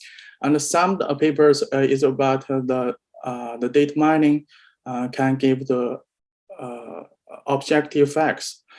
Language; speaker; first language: English; non-native, learner; Chinese